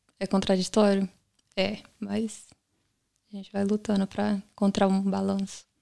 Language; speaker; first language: Portuguese; native; Portuguese